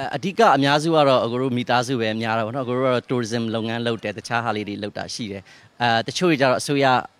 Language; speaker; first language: Burmese; native; Burmese